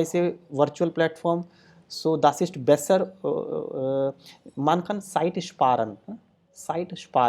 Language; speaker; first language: German; non-native, fluent; Hindi